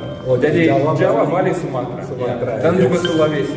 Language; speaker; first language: Indonesian; non-native, fluent; Russian